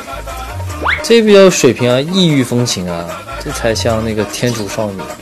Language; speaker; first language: Chinese; native; Chinese